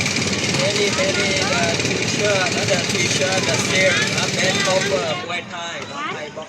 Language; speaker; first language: English; non-native, learner; Thai